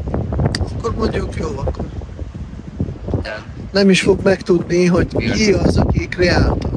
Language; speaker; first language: Hungarian; non-native, fluent; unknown